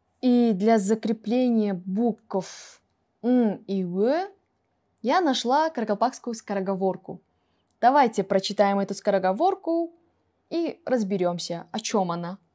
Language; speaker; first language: Russian; non-native, local second language; Kara-Kalpak